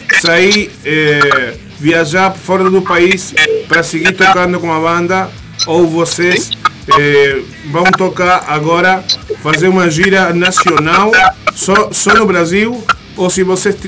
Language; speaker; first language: Portuguese; non-native, learner; Spanish